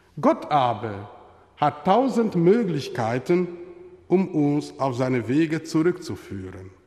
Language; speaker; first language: German; non-native, fluent; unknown